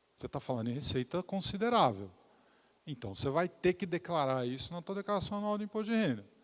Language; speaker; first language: Portuguese; native; Portuguese